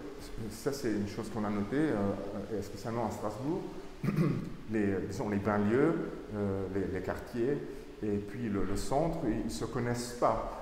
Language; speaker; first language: French; non-native, fluent; Italian